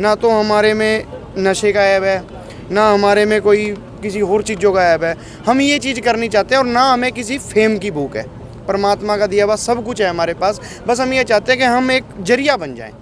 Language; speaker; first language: Hindi; non-native, local second language; Punjabi